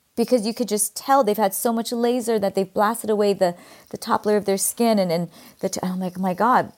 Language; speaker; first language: English; native; English